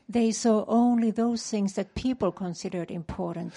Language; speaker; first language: English; non-native, fluent; Finnish